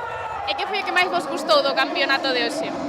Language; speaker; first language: Galician; native; Galician